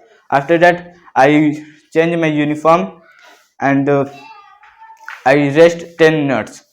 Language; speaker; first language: English; non-native, learner; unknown